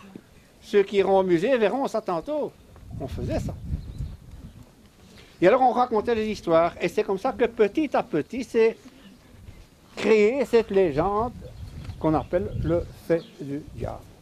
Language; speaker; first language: French; native; French